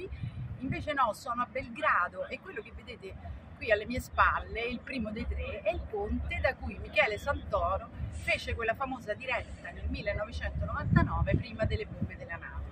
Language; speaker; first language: Italian; native; Italian